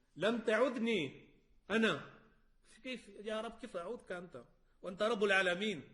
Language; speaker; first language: Arabic; non-native, fluent; Spanish